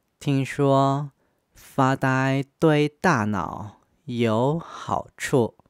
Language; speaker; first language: Chinese; non-native, fluent; Korean